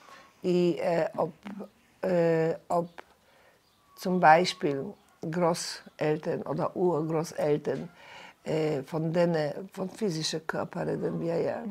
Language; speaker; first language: German; non-native, learner; Polish